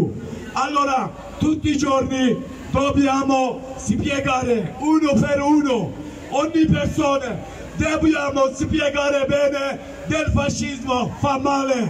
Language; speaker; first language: Italian; non-native, learner; Kurdish